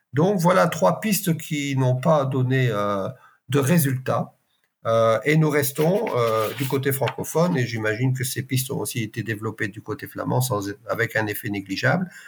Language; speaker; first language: French; native; French